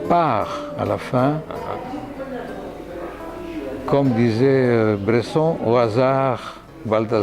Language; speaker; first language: French; non-native, fluent; Greek